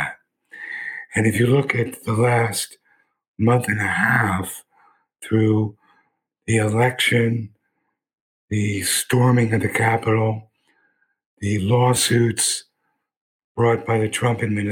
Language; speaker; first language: English; native; English